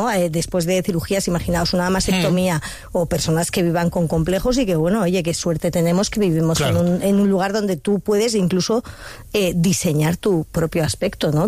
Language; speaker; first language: Spanish; native; Spanish